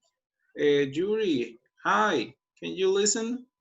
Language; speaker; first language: English; non-native, fluent; Spanish